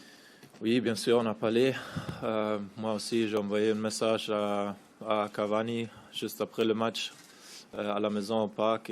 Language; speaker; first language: French; non-native, fluent; German